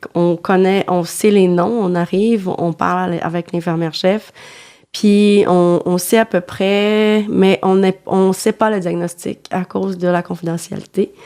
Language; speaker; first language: French; non-native, fluent; Portuguese